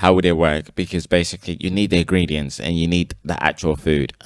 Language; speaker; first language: English; native; English